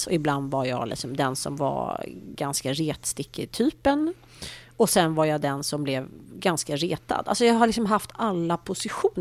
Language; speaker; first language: Swedish; native; Swedish